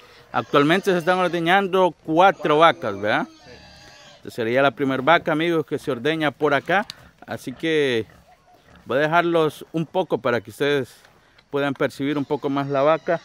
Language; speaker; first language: Spanish; native; Spanish